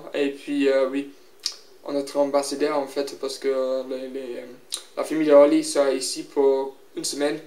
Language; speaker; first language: French; non-native, learner; English